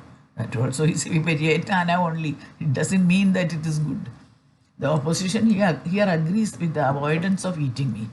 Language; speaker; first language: English; non-native, fluent; Malayalam